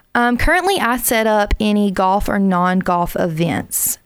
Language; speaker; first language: English; native; English